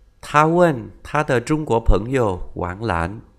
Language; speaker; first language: Chinese; non-native, fluent; Vietnamese